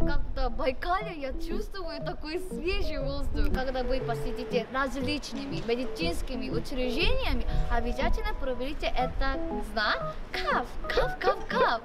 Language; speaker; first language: Russian; non-native, fluent; Korean